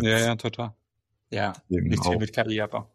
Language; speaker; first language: German; native; German